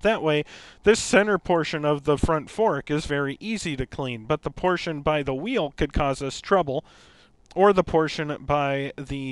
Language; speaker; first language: English; native; English